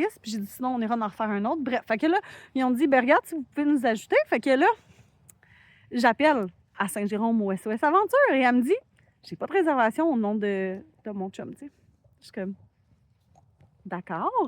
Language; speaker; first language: French; native; French